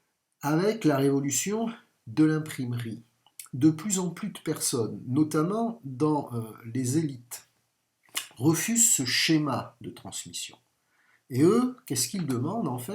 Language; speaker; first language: French; native; French